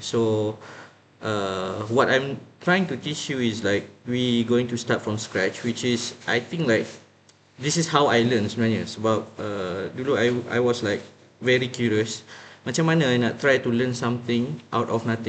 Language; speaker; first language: English; non-native, local second language; Malay